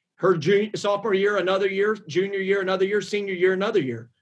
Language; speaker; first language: English; native; English